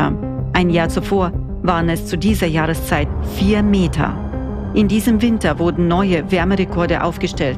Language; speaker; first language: German; native; German